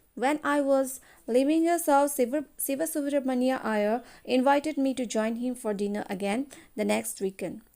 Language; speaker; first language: English; non-native, local second language; Assamese